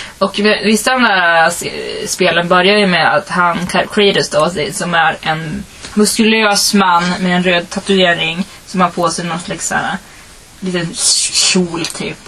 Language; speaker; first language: Swedish; early bilingual, other home language; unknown